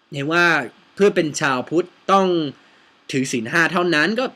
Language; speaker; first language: Thai; non-native, fluent; English